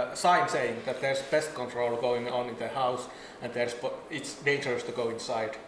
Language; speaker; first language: English; non-native, fluent; Finnish